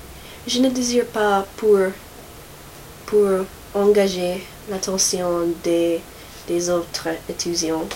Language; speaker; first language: French; non-native, learner; English